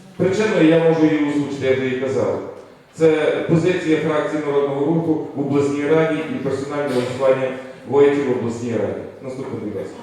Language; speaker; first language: Ukrainian; native; Ukrainian